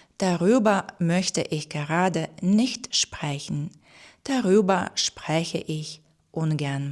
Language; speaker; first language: German; non-native, fluent; Ukrainian